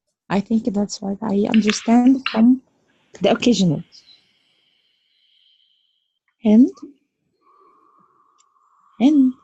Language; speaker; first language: English; non-native, learner; Arabic